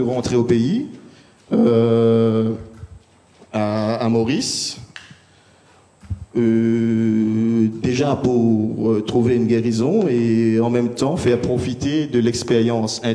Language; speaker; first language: French; native; French